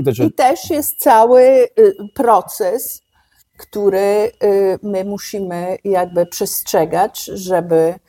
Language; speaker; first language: Polish; non-native, fluent; Italian